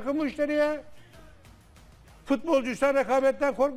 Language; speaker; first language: Turkish; native; Turkish